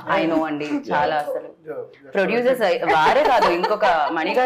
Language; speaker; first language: Telugu; native; Telugu